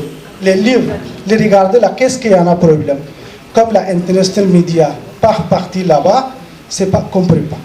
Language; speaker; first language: French; non-native, learner; Rohingya